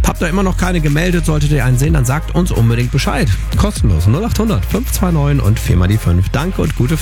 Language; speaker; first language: German; native; German